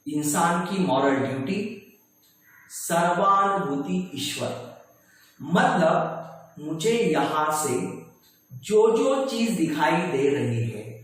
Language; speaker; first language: Hindi; non-native, local second language; Marathi